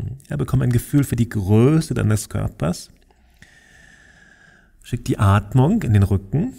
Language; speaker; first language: German; native; German